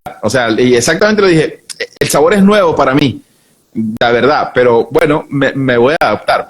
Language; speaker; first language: Spanish; native; Spanish